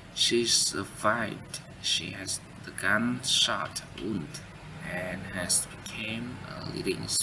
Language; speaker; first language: English; non-native, learner; Vietnamese